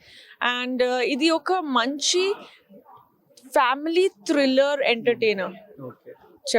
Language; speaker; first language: Telugu; non-native, local second language; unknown